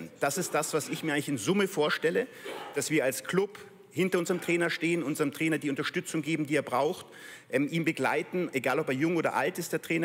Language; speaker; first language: German; native; German